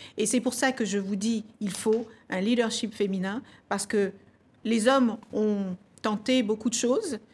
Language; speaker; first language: French; early bilingual, other home language; Kabuverdianu